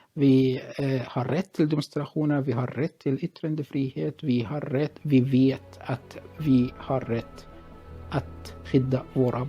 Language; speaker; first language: Swedish; non-native, fluent; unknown